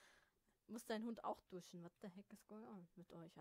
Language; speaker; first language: German; native; German